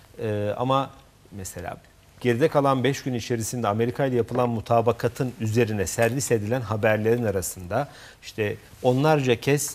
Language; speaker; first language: Turkish; native; Turkish